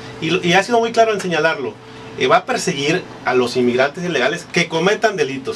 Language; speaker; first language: Spanish; native; Spanish